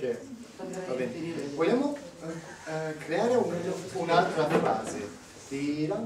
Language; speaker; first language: Italian; non-native, learner; German